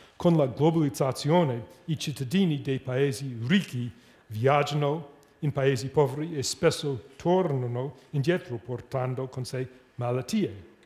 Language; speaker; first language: Italian; non-native, fluent; English